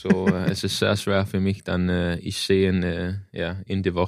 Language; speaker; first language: German; non-native, learner; Danish